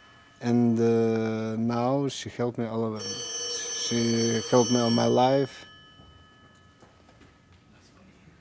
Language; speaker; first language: English; non-native, learner; Russian